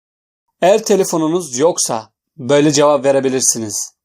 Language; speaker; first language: Turkish; non-native, fluent; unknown